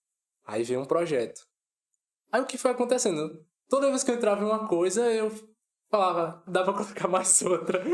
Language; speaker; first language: Portuguese; native; Portuguese